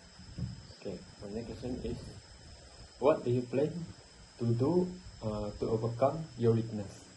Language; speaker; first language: English; non-native, learner; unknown